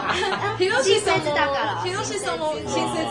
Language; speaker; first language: Japanese; non-native, learner; Chinese